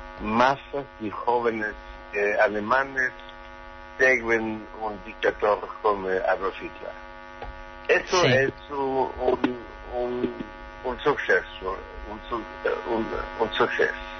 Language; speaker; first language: Spanish; non-native, learner; German